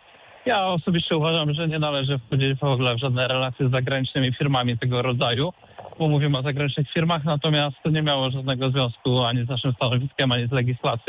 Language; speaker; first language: Polish; native; Polish